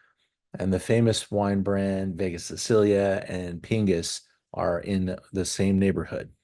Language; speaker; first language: English; native; English